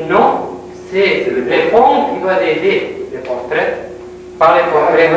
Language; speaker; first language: French; non-native, learner; Spanish